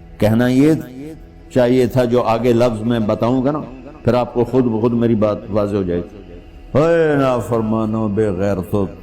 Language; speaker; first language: Urdu; non-native, local second language; Punjabi